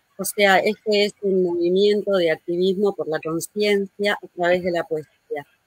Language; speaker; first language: Spanish; native; Spanish